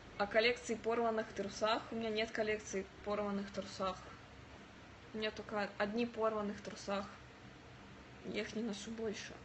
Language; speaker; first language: Russian; native; Russian